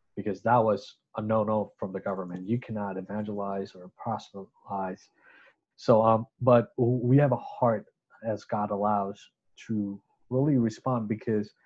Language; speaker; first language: English; non-native, local second language; Bangla